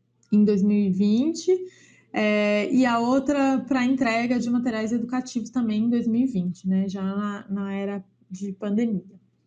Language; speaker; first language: Portuguese; native; Portuguese